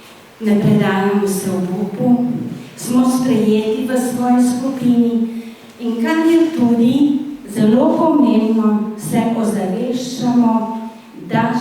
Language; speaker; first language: Slovenian; native; Slovenian